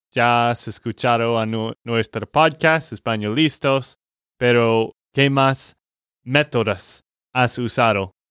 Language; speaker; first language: Spanish; non-native, fluent; English